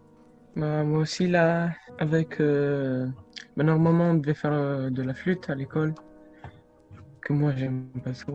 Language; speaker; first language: French; non-native, fluent; Italian